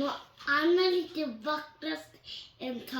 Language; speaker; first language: Swedish; early bilingual, other home language; Bangla